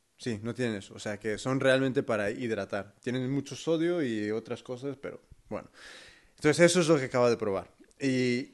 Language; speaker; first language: Spanish; early bilingual, heritage; Spanish